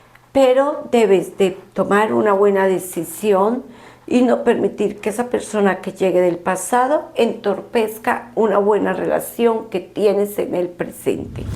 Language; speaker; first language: Spanish; native; Spanish